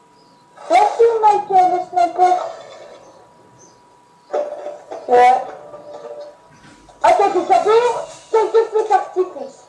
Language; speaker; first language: French; native; French